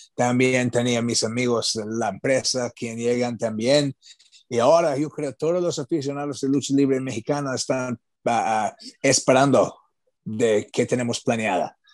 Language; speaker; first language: Spanish; non-native, learner; English